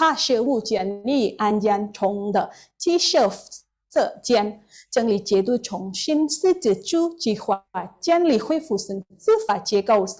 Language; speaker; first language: Chinese; non-native, learner; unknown